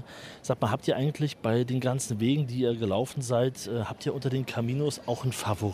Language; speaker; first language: German; native; German